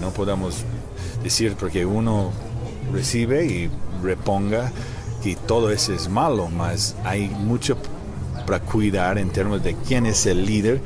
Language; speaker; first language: Spanish; non-native, learner; English